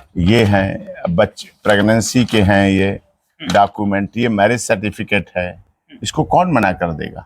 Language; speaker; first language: Hindi; native; Hindi